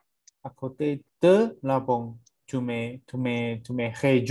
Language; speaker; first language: French; non-native, learner; English